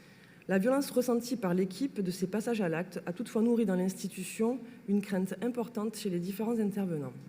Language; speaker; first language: French; native; French